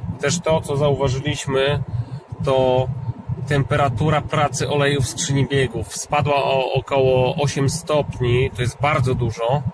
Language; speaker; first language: Polish; native; Polish